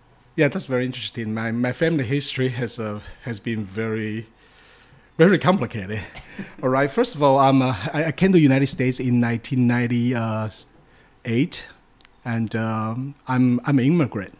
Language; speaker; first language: English; non-native, fluent; Chinese